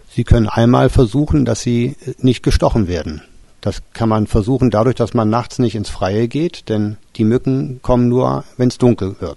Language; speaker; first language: German; native; German